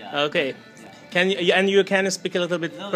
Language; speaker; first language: English; non-native, fluent; Persian